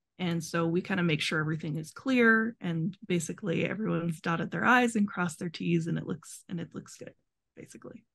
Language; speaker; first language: English; native; English